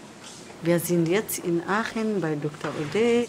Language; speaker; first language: German; non-native, learner; Somali